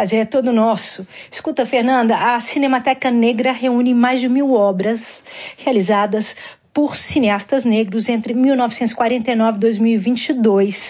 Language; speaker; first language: Portuguese; native; Portuguese